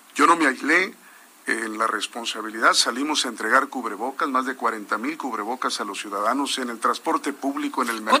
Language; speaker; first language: Spanish; native; Spanish